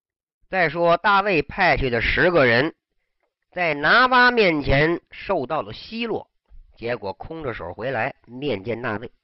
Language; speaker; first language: Chinese; native; Chinese